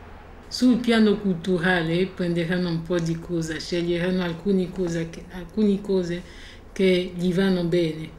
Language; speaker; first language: Italian; non-native, fluent; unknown